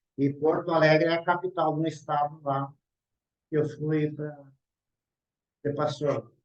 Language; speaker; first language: Portuguese; native; Portuguese